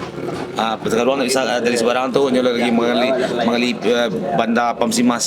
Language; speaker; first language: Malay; non-native, local second language; Minangkabau